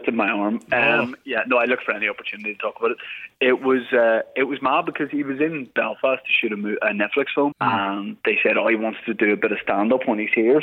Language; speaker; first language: English; native; English